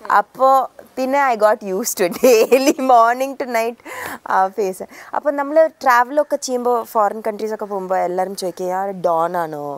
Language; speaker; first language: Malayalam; early bilingual, heritage; Malayalam